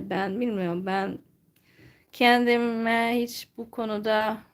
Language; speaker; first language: Turkish; non-native, fluent; Hungarian